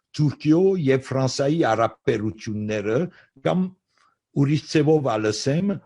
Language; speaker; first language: Armenian; early bilingual, heritage; Armenian